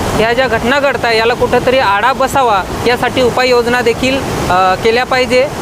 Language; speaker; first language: Marathi; non-native, local second language; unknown